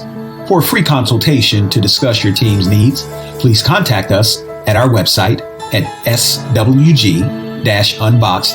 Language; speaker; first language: English; native; English